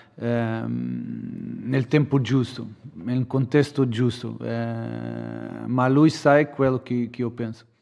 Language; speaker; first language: Italian; non-native, fluent; Portuguese